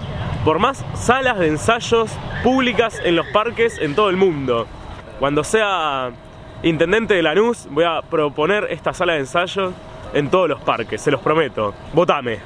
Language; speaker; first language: Spanish; native; Spanish